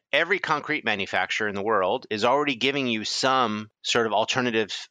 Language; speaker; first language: English; native; English